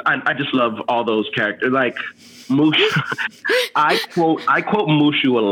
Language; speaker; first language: English; early bilingual, other home language; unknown